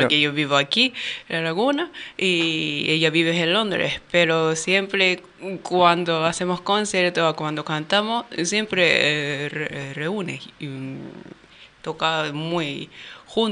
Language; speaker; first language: Spanish; non-native, learner; Japanese